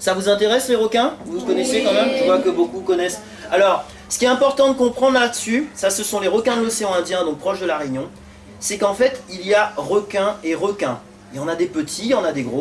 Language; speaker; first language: French; native; French